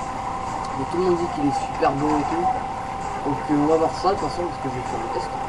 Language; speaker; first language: French; native; French